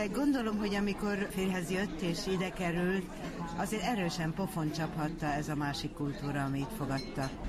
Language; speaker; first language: Hungarian; native; Hungarian